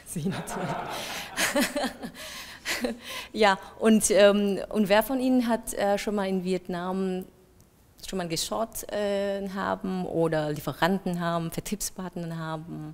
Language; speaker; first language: German; non-native, fluent; Vietnamese